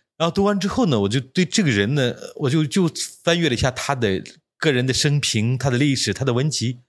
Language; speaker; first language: Chinese; native; Chinese